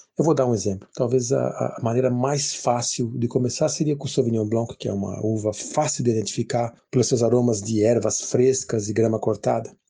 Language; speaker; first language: Portuguese; native; Portuguese